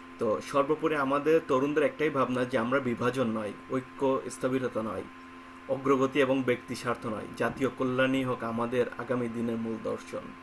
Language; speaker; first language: Bangla; native; Bangla